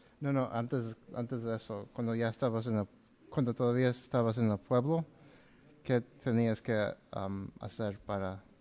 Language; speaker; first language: Spanish; early bilingual, heritage; Spanish